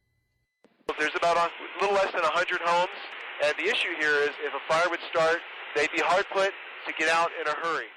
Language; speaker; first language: English; native; English